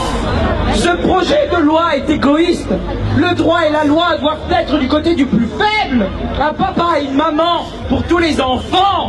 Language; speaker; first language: French; native; French